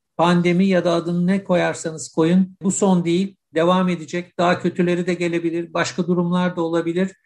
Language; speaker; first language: Turkish; native; Turkish